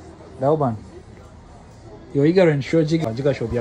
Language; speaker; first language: Chinese; non-native, learner; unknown